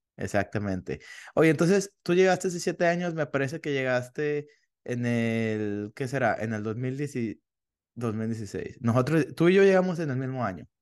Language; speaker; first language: Spanish; native; Spanish